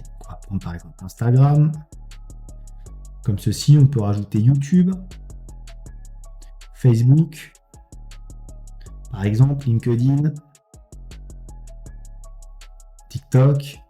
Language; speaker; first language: French; native; French